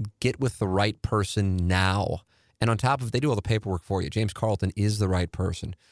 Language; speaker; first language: English; native; English